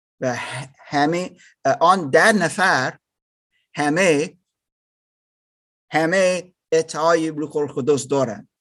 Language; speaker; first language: Persian; non-native, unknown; English